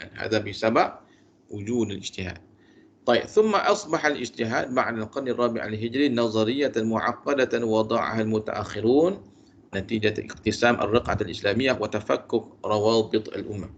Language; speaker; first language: Arabic; non-native, fluent; Malay